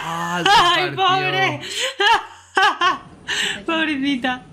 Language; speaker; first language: Spanish; native; Spanish